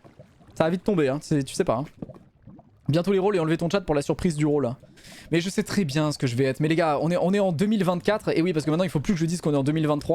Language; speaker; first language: French; native; French